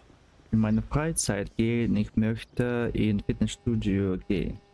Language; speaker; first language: German; non-native, learner; Russian